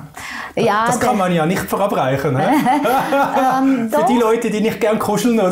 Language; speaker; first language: German; native; German